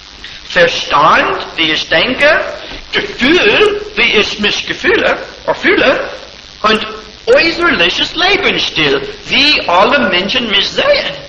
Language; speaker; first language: German; non-native, fluent; English